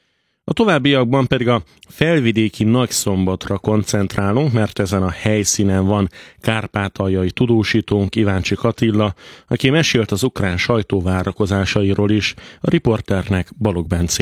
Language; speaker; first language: Hungarian; native; Hungarian